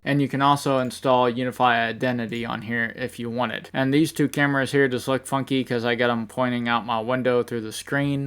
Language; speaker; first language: English; native; English